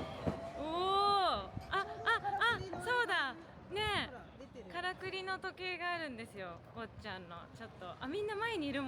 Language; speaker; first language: Japanese; native; Japanese